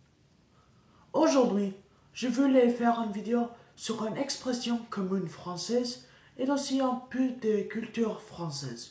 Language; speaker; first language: French; non-native, learner; English